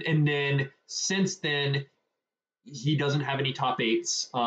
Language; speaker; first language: English; native; English